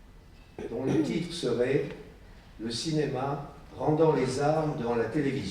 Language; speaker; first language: French; native; French